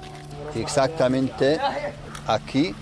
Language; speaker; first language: Spanish; non-native, fluent; Arabic